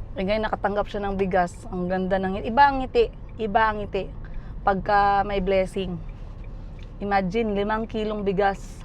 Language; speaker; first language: Filipino; non-native, local second language; Cebuano